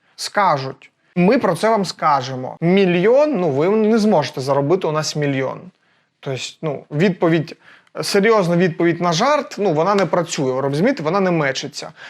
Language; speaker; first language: Ukrainian; non-native, local second language; Russian